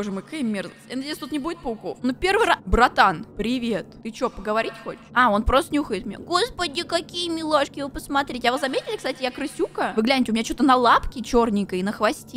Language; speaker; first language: Russian; native; Russian